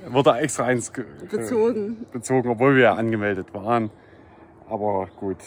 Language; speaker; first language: German; native; German